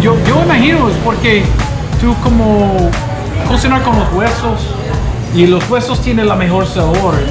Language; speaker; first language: Spanish; non-native, learner; English